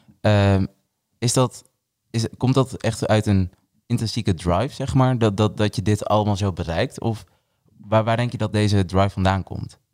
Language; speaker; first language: Dutch; native; Dutch